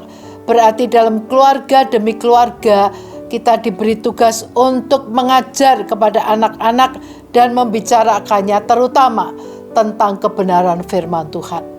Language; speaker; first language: Indonesian; native; Indonesian